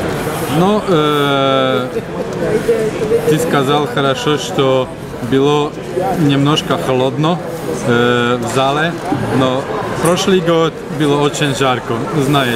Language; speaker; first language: Russian; non-native, learner; Slovak